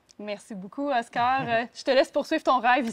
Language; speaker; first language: French; native; French